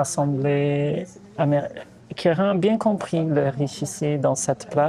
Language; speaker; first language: French; non-native, fluent; Portuguese